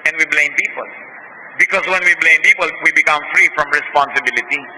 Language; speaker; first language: English; non-native, local second language; Filipino